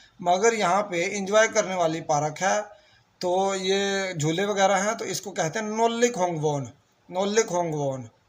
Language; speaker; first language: Urdu; native; Urdu